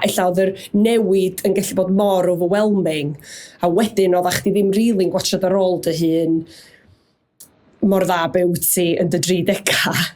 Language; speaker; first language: Welsh; native; Welsh